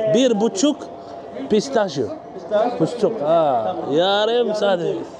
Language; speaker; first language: Turkish; non-native, learner; Arabic